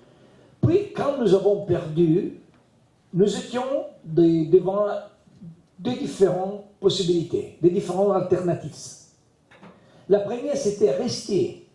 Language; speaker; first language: French; non-native, learner; Italian